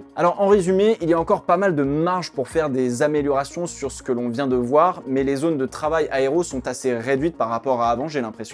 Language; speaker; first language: French; native; French